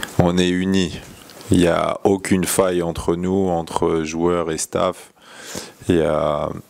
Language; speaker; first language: French; native; French